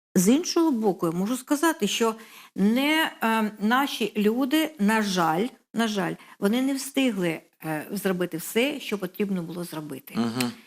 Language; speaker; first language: Ukrainian; non-native, local second language; Russian